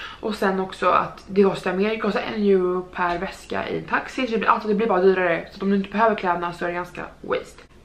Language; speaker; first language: Swedish; native; Swedish